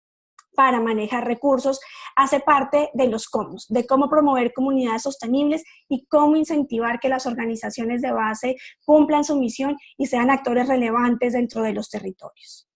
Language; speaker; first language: Spanish; native; Spanish